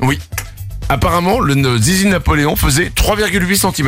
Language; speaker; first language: French; native; French